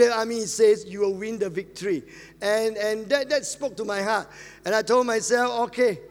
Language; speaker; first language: English; non-native, local second language; Min Nan Chinese